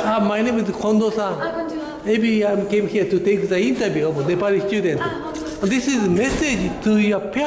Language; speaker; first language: English; non-native, learner; Japanese